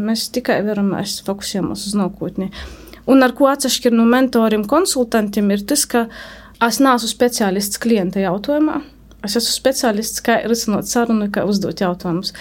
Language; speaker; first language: Latvian; native; Latvian